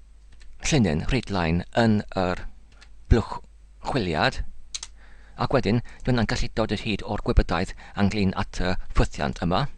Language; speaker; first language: Welsh; non-native, learner; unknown